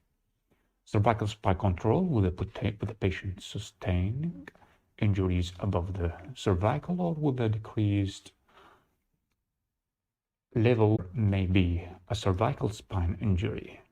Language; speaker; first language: English; non-native, fluent; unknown